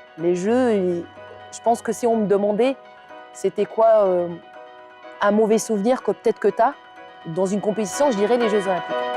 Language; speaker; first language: French; non-native, local second language; Arabic